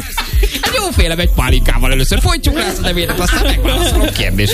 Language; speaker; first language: Hungarian; native; Hungarian